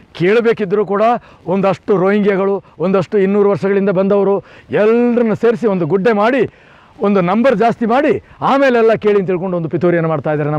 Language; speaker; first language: Kannada; non-native, local second language; Kodava